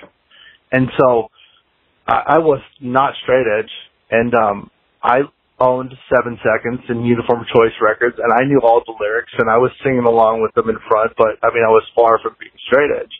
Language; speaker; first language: English; native; English